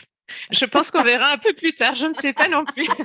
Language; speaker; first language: French; native; French